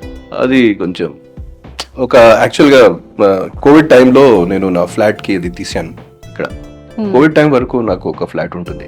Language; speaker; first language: Telugu; non-native, fluent; Hindi